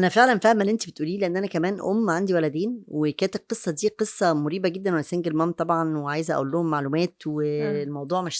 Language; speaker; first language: Arabic; native; Arabic